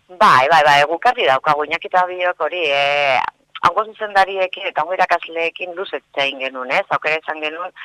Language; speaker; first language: Basque; non-native, local second language; Spanish